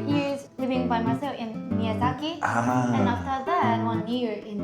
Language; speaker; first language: English; non-native, fluent; Japanese